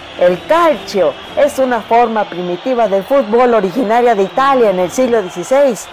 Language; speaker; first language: Spanish; native; Spanish